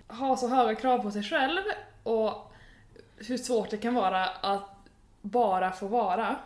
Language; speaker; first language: Swedish; native; Swedish